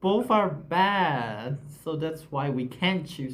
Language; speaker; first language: English; non-native, learner; Chinese